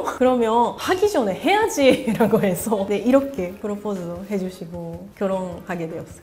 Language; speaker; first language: Korean; non-native, learner; Japanese